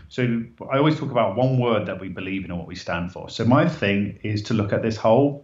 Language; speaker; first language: English; native; English